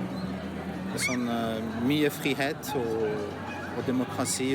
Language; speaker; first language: Norwegian; non-native, fluent; French